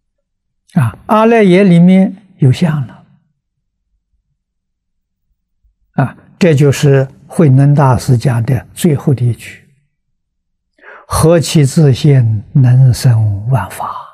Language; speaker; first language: Chinese; native; Chinese